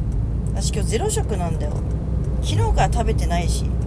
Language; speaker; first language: Japanese; native; Japanese